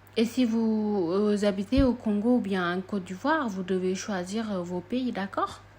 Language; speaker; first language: French; non-native, local second language; Wolof